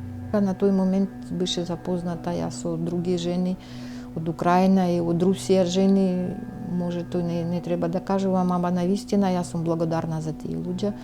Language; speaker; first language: Macedonian; non-native, learner; Russian